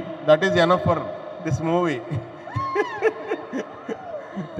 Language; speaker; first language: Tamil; non-native, learner; Telugu